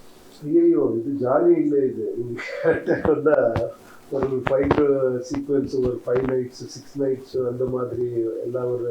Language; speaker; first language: Tamil; non-native, learner; Kannada